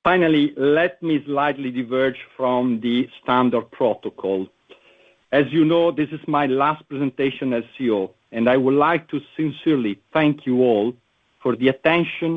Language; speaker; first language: English; non-native, fluent; Italian